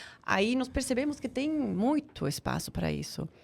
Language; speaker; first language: Portuguese; non-native, fluent; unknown